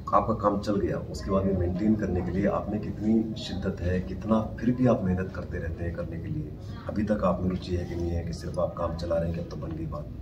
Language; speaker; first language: Hindi; native; Hindi